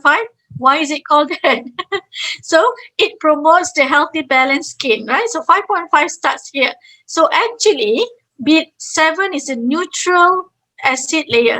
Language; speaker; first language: English; non-native, fluent; Malay